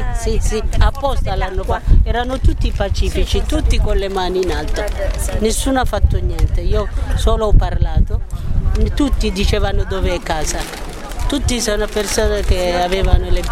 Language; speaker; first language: Italian; non-native, learner; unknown